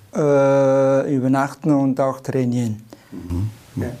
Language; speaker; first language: German; non-native, fluent; Chinese